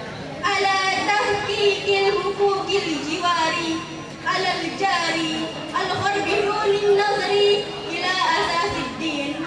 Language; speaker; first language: Arabic; non-native, learner; Indonesian